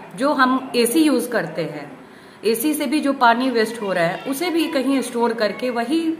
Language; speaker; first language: Hindi; native; Hindi